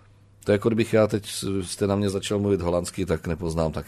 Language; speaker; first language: Czech; native; Czech